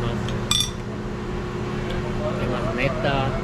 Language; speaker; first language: Spanish; non-native, learner; Korean